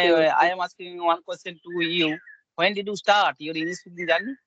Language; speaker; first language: English; non-native, learner; Bangla